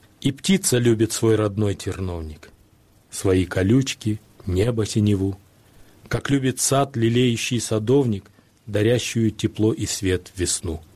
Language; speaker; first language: Kyrgyz; non-native, local second language; Uzbek